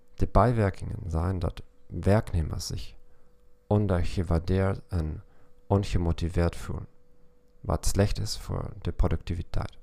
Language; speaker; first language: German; non-native, learner; Dutch